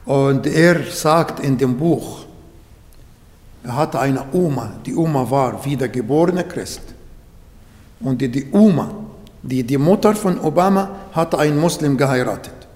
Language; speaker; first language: German; non-native, learner; Arabic